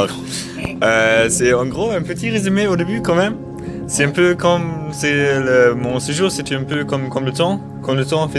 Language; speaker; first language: French; non-native, learner; German